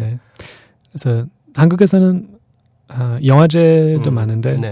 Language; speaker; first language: Korean; non-native, fluent; English